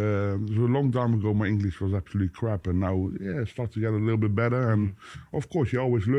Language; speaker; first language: English; non-native, fluent; Dutch